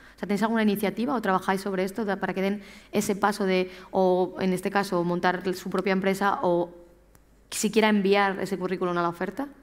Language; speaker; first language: Spanish; native; Spanish